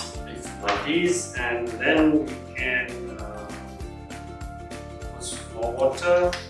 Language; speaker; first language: English; non-native, learner; Khmer